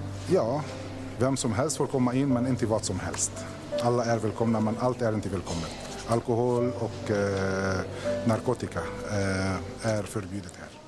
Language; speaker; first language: Swedish; non-native, fluent; Arabic